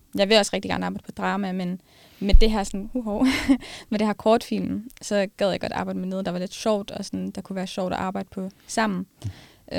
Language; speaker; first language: Danish; early bilingual, other home language; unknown